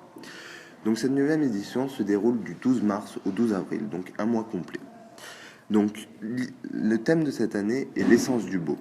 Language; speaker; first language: French; native; French